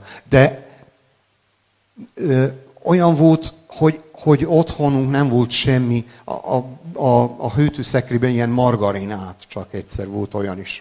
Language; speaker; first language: Hungarian; non-native, local second language; Serbian